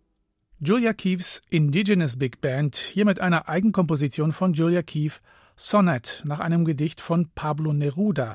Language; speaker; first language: German; native; German